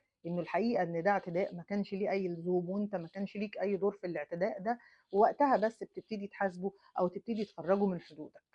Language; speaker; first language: Arabic; native; Arabic